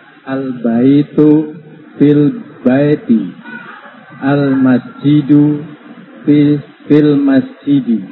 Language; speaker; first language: Arabic; non-native, learner; Indonesian